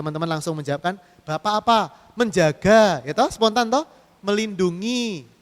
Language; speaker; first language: Indonesian; native; Indonesian